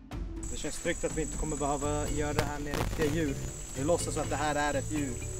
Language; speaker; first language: Swedish; native; Swedish